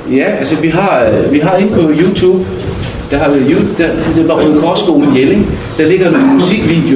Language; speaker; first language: Danish; native; Danish